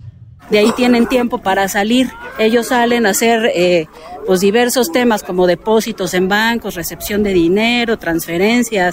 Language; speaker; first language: Spanish; native; Spanish